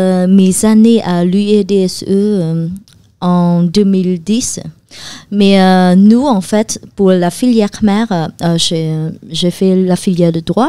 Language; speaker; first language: French; non-native, fluent; Khmer